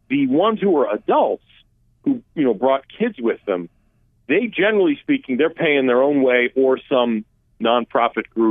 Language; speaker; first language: English; early bilingual, other home language; Armenian